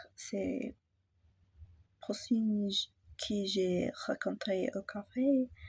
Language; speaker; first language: French; non-native, learner; English